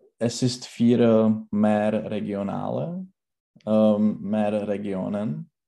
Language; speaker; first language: German; non-native, learner; Czech